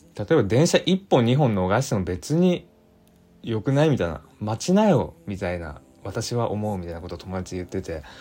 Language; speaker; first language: Japanese; native; Japanese